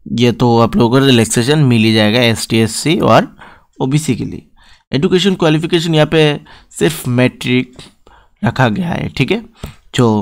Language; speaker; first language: Hindi; non-native, local second language; Bangla